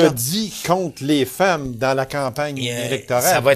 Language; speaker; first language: French; native; French